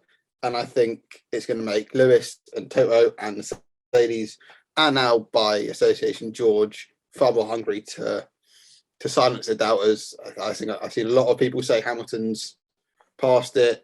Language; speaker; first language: English; native; English